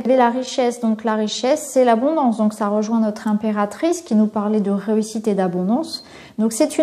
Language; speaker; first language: French; native; French